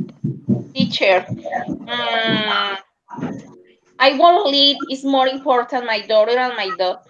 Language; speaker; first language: English; non-native, learner; Spanish